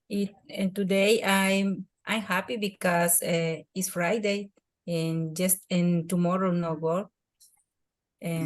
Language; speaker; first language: English; non-native, learner; Spanish